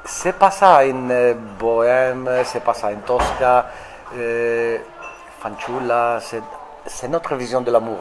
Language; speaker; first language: French; non-native, fluent; Italian